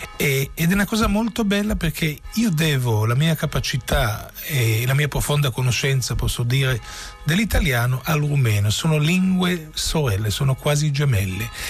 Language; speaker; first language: Italian; non-native, fluent; Romanian